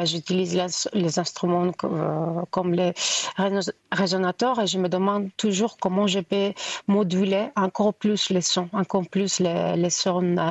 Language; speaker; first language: French; non-native, fluent; Greek